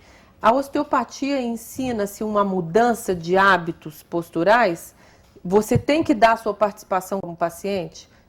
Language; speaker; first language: Portuguese; native; Portuguese